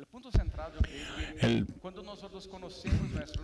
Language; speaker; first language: Spanish; non-native, learner; Portuguese